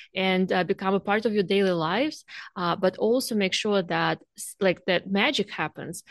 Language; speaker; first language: English; non-native, fluent; Russian